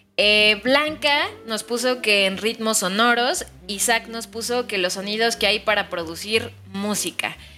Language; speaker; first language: Spanish; native; Spanish